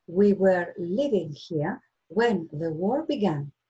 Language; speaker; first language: English; non-native, fluent; Greek